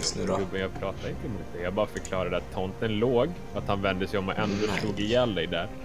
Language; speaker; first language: Swedish; native; Swedish